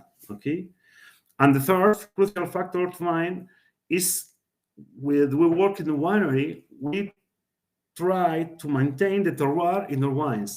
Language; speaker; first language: English; non-native, learner; Spanish